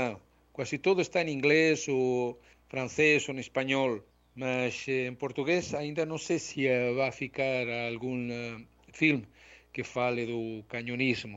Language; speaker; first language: Portuguese; non-native, learner; Spanish